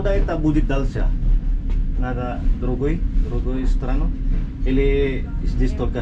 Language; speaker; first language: Russian; non-native, learner; Cebuano